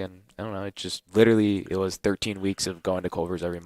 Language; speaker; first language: English; native; English